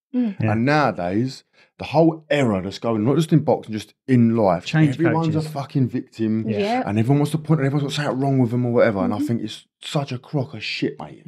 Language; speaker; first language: English; native; English